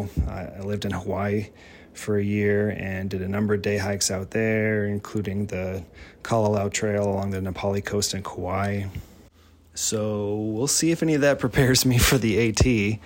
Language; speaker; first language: English; native; English